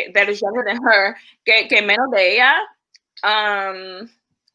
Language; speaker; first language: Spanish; early bilingual, heritage; English